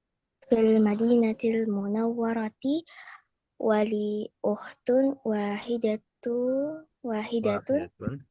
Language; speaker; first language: Arabic; non-native, learner; Indonesian